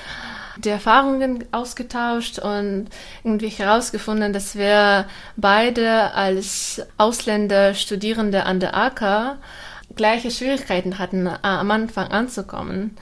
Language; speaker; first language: German; non-native, fluent; Russian